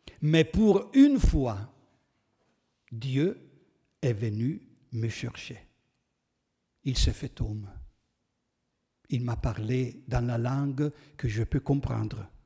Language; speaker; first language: French; non-native, fluent; Italian